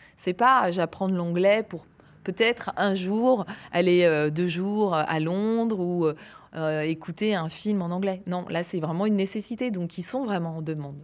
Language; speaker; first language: French; native; French